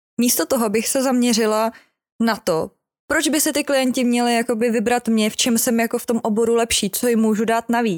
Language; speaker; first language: Czech; native; Czech